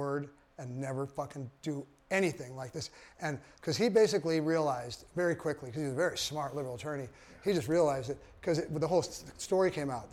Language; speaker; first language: English; native; English